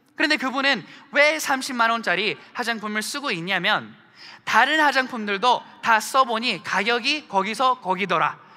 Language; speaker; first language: Korean; early bilingual, heritage; Korean